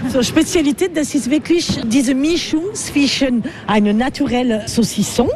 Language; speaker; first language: German; non-native, learner; French